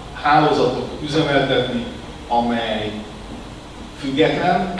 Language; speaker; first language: Hungarian; native; Hungarian